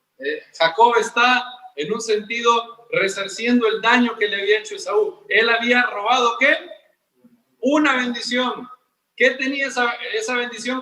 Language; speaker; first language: Spanish; native; Spanish